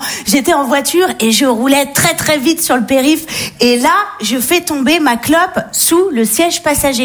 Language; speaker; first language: French; native; French